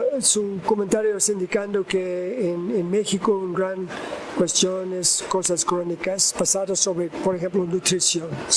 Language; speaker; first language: Spanish; non-native, learner; English